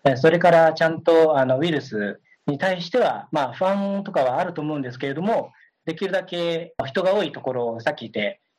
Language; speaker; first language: Japanese; non-native, fluent; Chinese